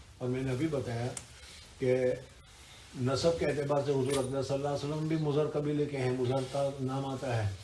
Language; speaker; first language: Urdu; non-native, local second language; Gujarati